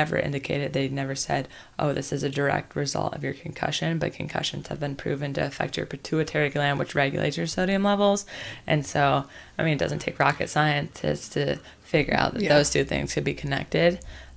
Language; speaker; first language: English; native; English